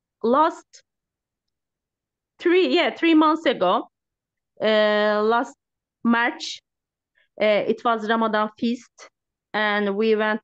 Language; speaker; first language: English; non-native, learner; Turkish